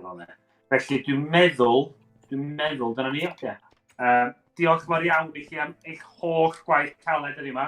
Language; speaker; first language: Welsh; native; Welsh